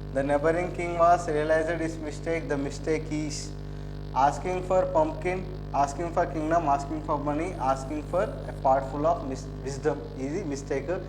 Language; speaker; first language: English; non-native, local second language; Telugu